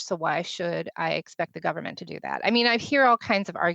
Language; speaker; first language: English; native; English